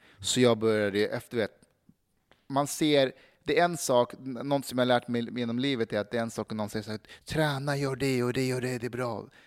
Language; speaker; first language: Swedish; early bilingual, other home language; Persian